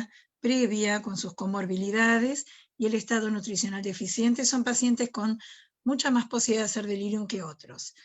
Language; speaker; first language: Spanish; native; Spanish